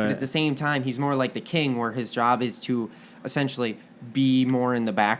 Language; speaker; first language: English; native; English